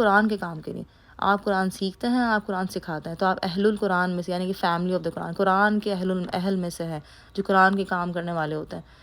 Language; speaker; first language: Urdu; native; Urdu